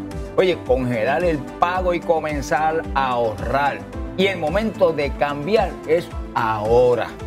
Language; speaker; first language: Spanish; native; Spanish